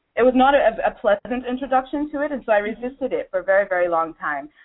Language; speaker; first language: English; non-native, local second language; Yoruba